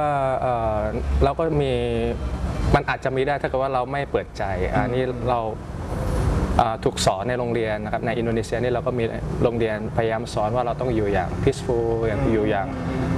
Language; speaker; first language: Thai; early bilingual, other home language; Indonesian